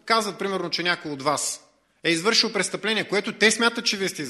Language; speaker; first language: Bulgarian; native; Bulgarian